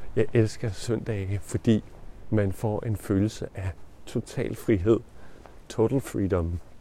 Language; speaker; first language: Danish; non-native, learner; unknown